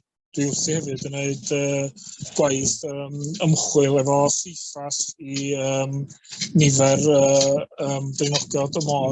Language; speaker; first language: Welsh; native; Welsh